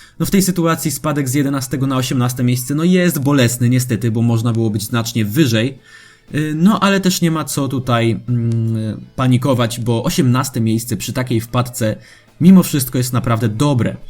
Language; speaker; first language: Polish; native; Polish